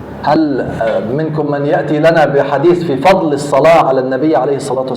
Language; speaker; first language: Arabic; native; Arabic